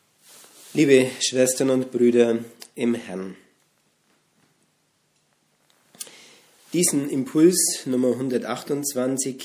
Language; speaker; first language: German; native; German